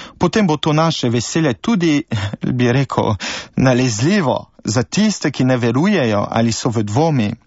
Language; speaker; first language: Slovenian; early bilingual, heritage; Slovenian